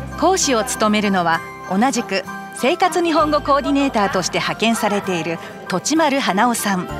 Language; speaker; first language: Japanese; native; Japanese